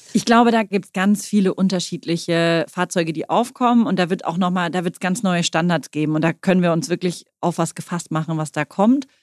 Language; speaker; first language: German; native; German